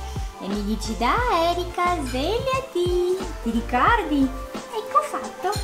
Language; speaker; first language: Italian; native; Italian